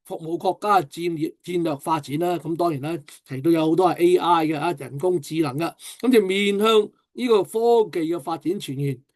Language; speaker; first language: Cantonese; native; Cantonese